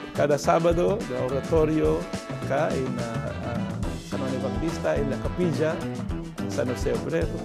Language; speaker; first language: Spanish; non-native, learner; Filipino